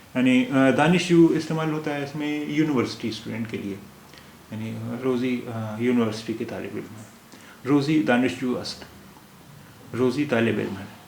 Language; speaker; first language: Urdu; native; Urdu